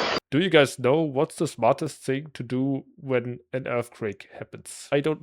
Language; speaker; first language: English; non-native, fluent; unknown